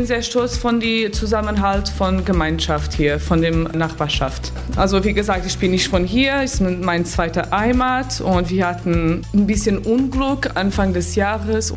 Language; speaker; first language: German; non-native, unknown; Portuguese